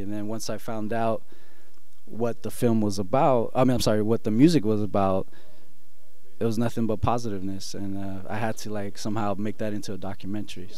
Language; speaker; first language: English; early bilingual, other home language; Spanish